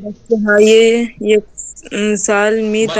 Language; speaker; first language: Persian; non-native, learner; Urdu